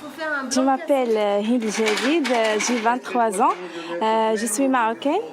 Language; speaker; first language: French; non-native, learner; Arabic